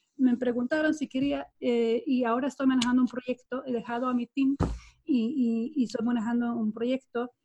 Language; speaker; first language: Spanish; non-native, fluent; Swedish